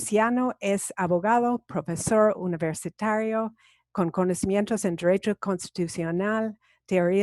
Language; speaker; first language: Spanish; non-native, fluent; English